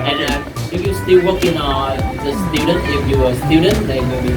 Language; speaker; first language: English; non-native, learner; Vietnamese